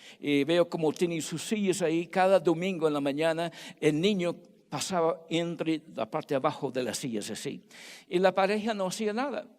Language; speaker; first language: Spanish; non-native, fluent; English